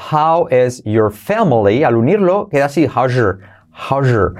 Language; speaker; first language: English; non-native, fluent; Spanish